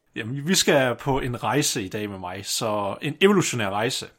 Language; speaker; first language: Danish; native; Danish